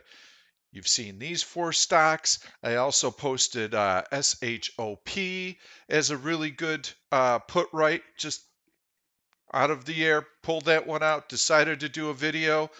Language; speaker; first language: English; native; English